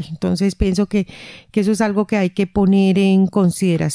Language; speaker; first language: Spanish; native; Spanish